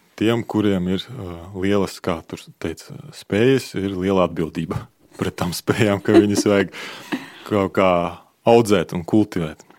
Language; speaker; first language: Latvian; non-native, local second language; Russian